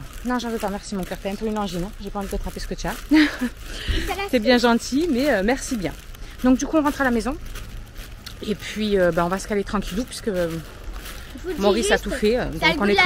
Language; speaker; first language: French; native; French